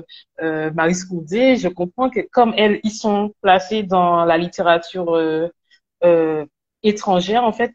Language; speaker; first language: French; native; French